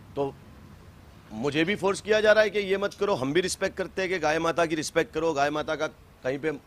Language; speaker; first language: Hindi; native; Hindi